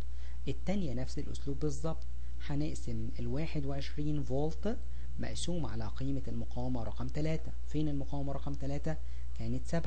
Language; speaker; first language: Arabic; native; Arabic